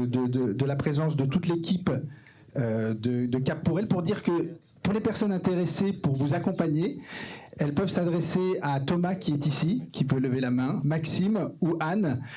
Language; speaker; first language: French; native; French